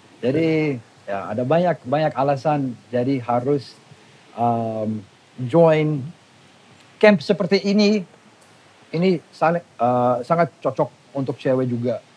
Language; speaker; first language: Indonesian; non-native, fluent; English